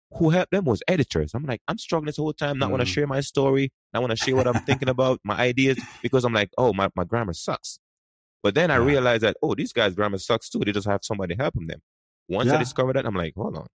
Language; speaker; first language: English; non-native, local second language; Jamaican Creole English